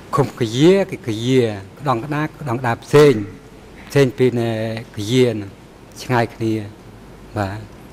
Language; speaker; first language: Khmer; non-native, local second language; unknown